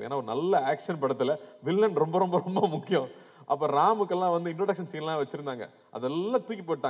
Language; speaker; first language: Tamil; native; Tamil